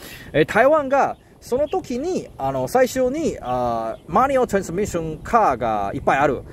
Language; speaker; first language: Japanese; non-native, learner; Chinese